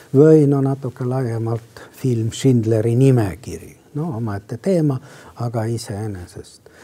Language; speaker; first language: Estonian; non-native, local second language; Russian